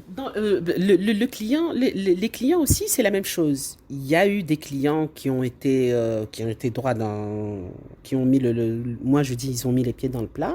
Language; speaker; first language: French; non-native, local second language; Arabic